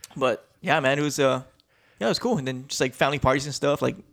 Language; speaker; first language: English; native; English